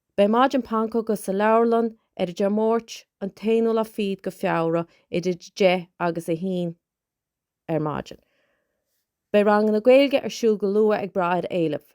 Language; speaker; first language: Irish; native; Irish